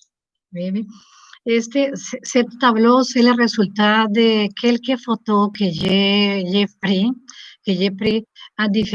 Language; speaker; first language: French; non-native, learner; Spanish